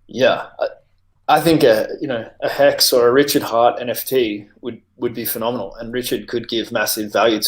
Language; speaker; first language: English; native; English